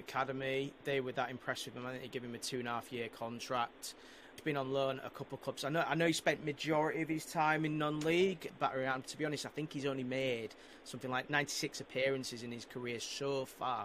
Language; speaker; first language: English; native; English